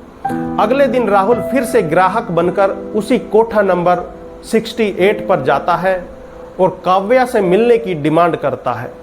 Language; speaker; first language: Hindi; native; Hindi